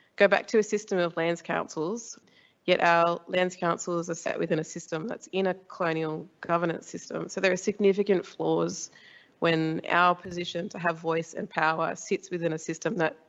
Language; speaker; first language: English; native; English